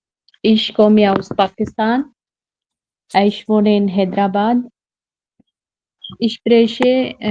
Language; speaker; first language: German; non-native, learner; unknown